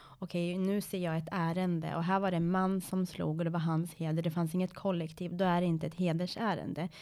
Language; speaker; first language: Swedish; early bilingual, other home language; Persian